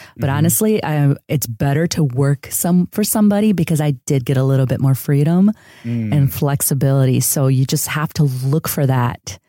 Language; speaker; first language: English; early bilingual, other home language; Spanish